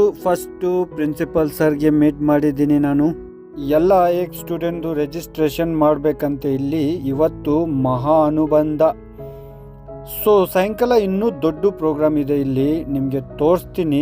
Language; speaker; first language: Kannada; non-native, fluent; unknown